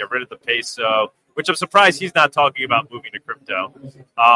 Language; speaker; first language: English; native; English